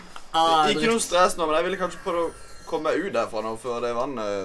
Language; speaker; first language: Norwegian; native; Norwegian